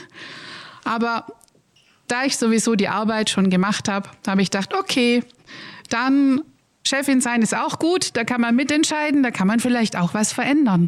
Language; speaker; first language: German; native; German